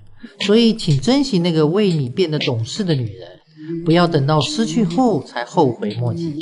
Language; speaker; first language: Chinese; native; Chinese